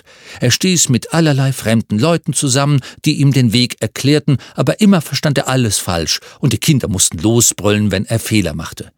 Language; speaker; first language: German; native; German